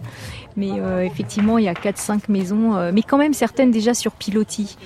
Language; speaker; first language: French; native; French